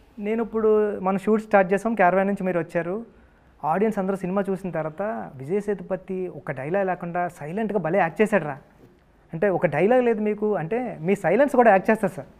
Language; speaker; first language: Telugu; native; Telugu